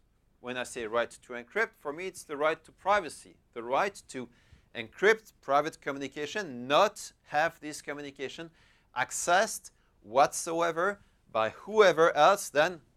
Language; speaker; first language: English; non-native, fluent; French